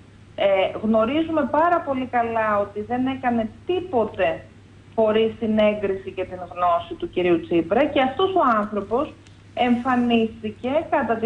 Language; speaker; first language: Greek; native; Greek